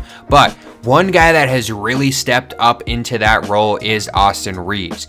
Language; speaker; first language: English; native; English